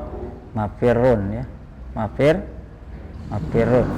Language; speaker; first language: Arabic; non-native, learner; Indonesian